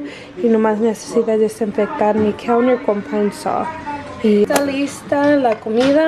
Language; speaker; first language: Spanish; early bilingual, heritage; English